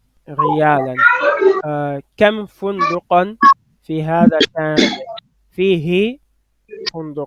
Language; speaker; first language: Arabic; non-native, fluent; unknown